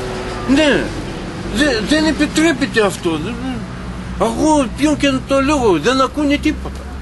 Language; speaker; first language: Greek; non-native, learner; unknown